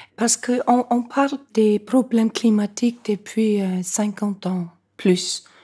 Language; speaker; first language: French; non-native, fluent; Icelandic